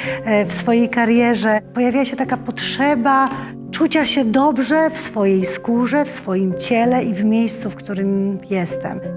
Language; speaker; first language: Polish; native; Polish